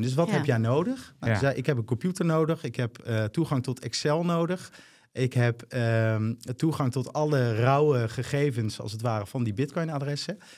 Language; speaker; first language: Dutch; native; Dutch